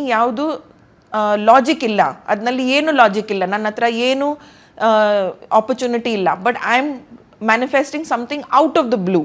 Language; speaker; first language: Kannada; non-native, local second language; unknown